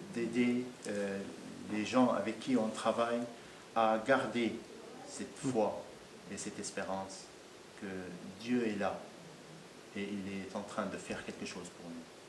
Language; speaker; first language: French; non-native, fluent; Arabic